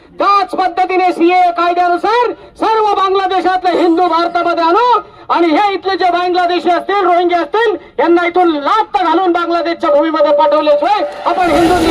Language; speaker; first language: Marathi; native; Marathi